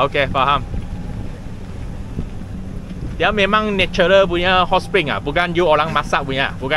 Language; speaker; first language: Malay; non-native, local second language; Chinese